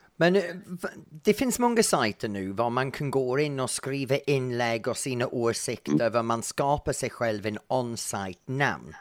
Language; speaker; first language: Swedish; non-native, fluent; English